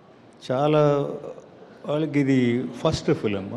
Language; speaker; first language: Telugu; non-native, learner; Tamil